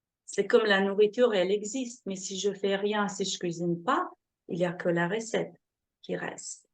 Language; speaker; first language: French; non-native, fluent; Slovenian